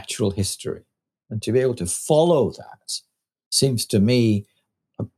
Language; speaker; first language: English; native; English